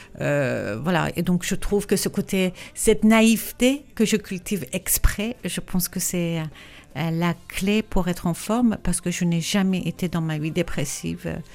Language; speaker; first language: French; non-native, fluent; Persian